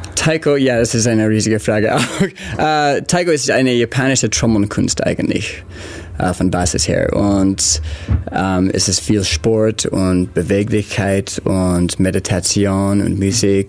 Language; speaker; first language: German; non-native, learner; English